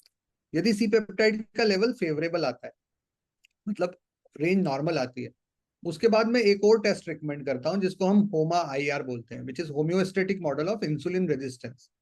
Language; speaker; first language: Hindi; native; Hindi